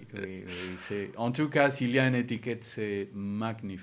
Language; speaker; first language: French; non-native, learner; Spanish